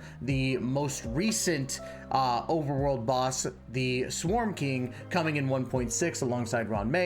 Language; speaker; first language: English; native; English